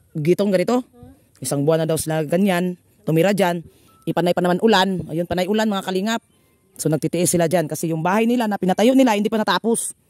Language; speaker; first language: Filipino; non-native, local second language; Cebuano